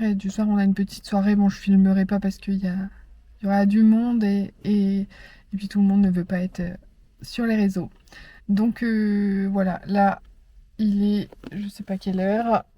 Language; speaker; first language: French; native; French